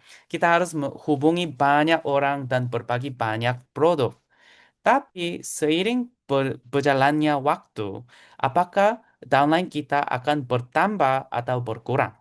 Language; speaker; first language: Indonesian; non-native, fluent; Korean